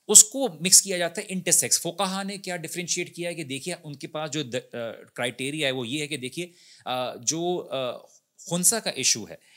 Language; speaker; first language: Urdu; native; Urdu